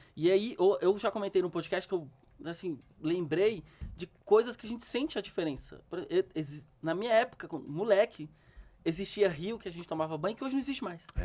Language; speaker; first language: Portuguese; native; Portuguese